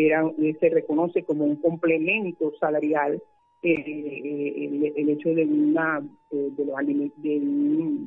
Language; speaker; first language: Spanish; native; Spanish